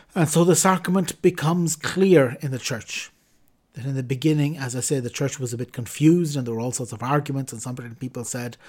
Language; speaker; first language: English; native; English